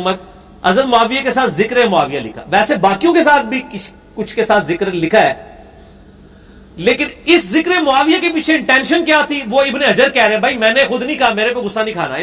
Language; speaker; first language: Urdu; non-native, local second language; Punjabi